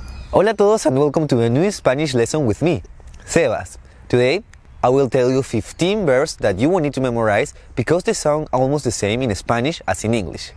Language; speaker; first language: English; non-native, fluent; Spanish